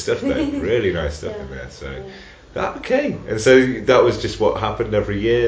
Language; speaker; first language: English; native; English